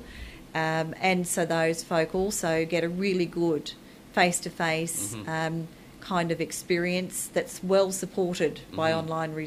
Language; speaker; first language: English; native; English